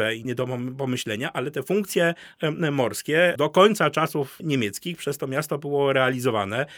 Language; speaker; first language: Polish; native; Polish